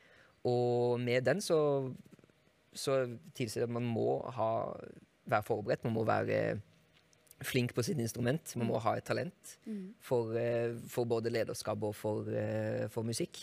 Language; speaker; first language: Norwegian; native; Norwegian